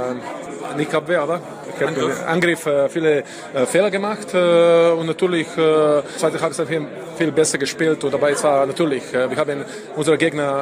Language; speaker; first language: German; non-native, learner; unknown